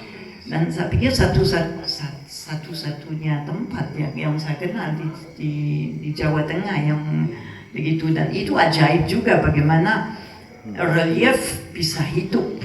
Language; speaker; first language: Indonesian; non-native, fluent; French